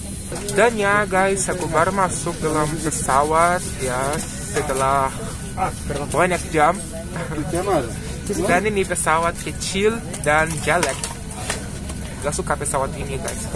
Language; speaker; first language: Indonesian; non-native, fluent; Portuguese